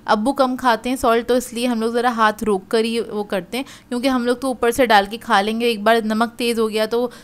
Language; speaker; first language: Hindi; native; Hindi